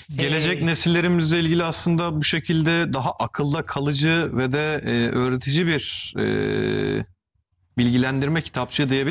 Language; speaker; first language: Turkish; native; Turkish